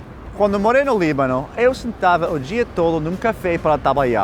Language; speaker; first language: Portuguese; non-native, fluent; English